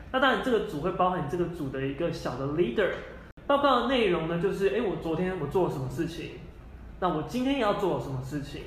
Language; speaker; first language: Chinese; native; Chinese